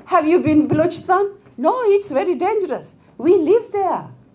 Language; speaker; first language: English; non-native, local second language; Hazaragi